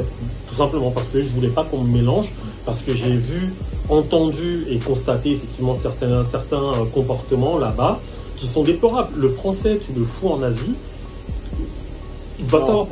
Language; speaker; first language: French; native; French